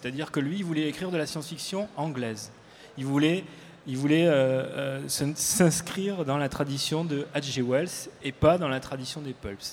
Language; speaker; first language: French; native; French